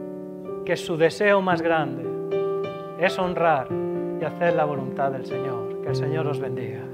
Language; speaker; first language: Spanish; native; Spanish